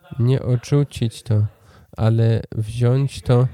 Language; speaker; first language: Polish; non-native, learner; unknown